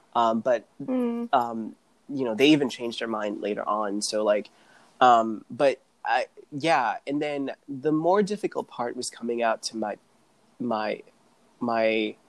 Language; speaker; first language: English; non-native, fluent; Rundi